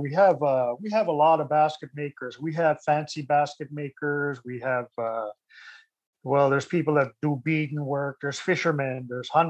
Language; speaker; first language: English; native; English